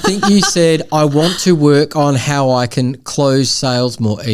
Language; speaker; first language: English; native; English